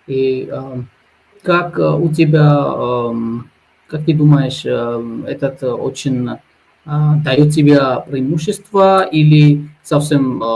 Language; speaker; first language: Russian; non-native, fluent; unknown